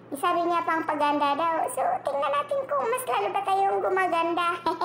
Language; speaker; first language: Filipino; non-native, local second language; Cebuano